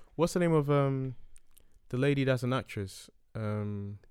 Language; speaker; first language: English; non-native, local second language; Akan